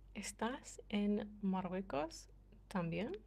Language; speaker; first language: Spanish; non-native, learner; English